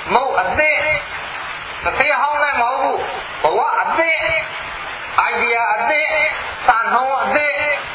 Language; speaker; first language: Burmese; non-native, local second language; Hakha Chin